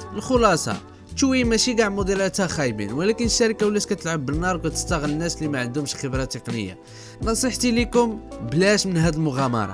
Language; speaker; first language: Arabic; native; Arabic